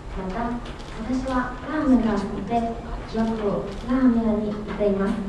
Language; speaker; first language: Japanese; non-native, fluent; Chinese